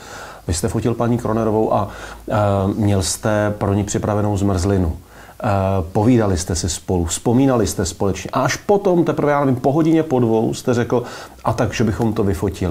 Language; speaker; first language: Czech; native; Czech